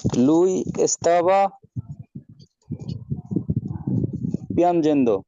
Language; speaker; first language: Italian; non-native, learner; Bangla